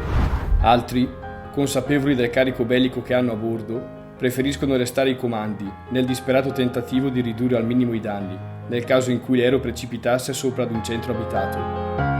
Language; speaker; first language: Italian; native; Italian